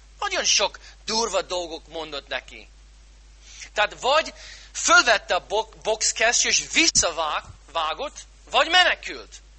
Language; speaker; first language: Hungarian; non-native, fluent; English